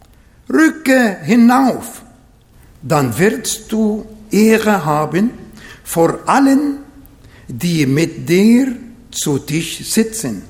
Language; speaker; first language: German; non-native, fluent; Arabic